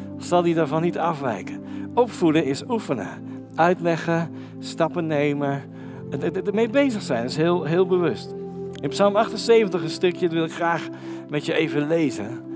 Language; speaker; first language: Dutch; native; Dutch